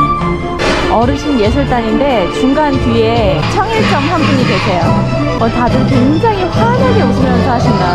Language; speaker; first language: Korean; native; Korean